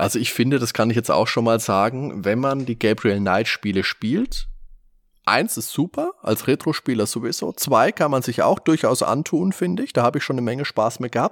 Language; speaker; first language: German; native; German